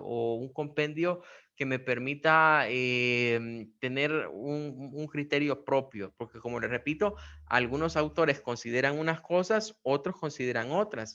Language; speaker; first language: Spanish; native; Spanish